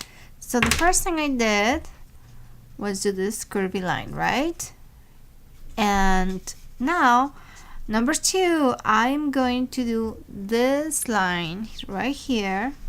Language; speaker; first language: English; non-native, fluent; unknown